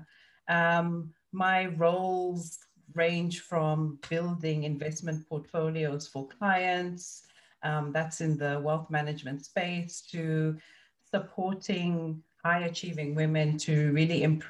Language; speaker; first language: English; non-native, local second language; Shona